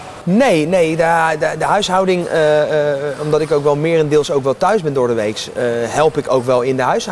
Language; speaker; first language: Dutch; native; Dutch